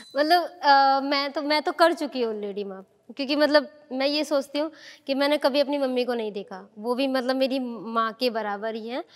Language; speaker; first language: Hindi; native; Hindi